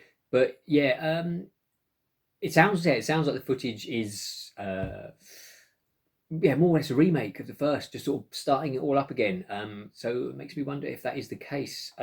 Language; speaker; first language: English; native; English